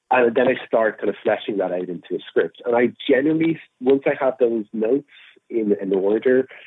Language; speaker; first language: English; native; English